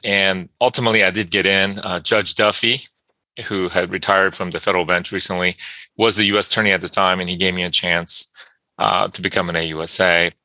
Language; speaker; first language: English; early bilingual, other home language; Korean